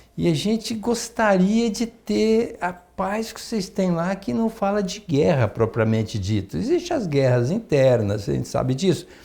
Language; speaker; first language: Portuguese; native; Portuguese